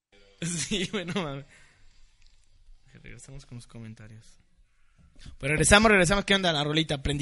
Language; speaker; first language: Spanish; native; Spanish